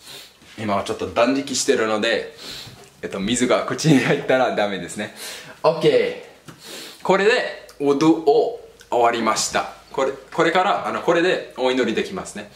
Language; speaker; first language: Japanese; non-native, fluent; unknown